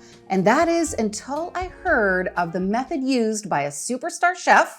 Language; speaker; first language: English; native; English